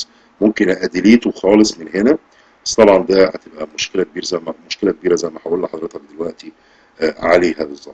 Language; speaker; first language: Arabic; native; Arabic